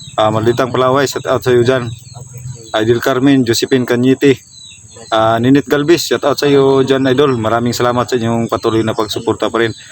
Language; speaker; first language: Filipino; non-native, local second language; Cebuano